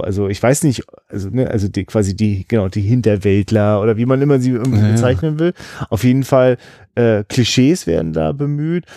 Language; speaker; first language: German; native; German